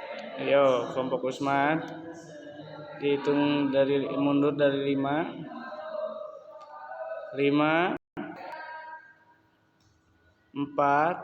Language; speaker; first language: Indonesian; native; Indonesian